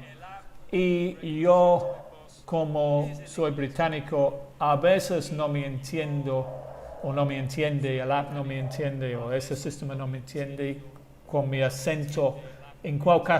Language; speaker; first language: Spanish; non-native, fluent; English